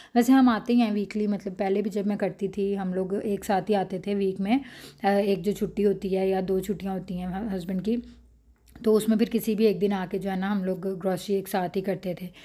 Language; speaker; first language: Urdu; native; Urdu